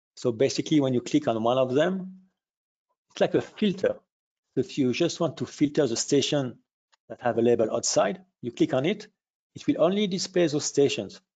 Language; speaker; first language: English; non-native, fluent; French